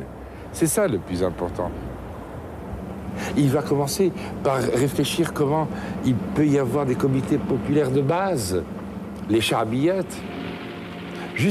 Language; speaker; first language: French; native; French